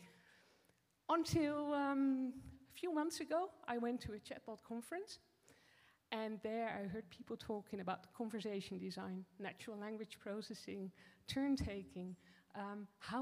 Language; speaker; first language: English; non-native, fluent; Dutch